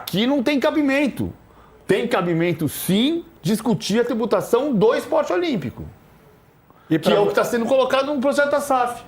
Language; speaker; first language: Portuguese; native; Portuguese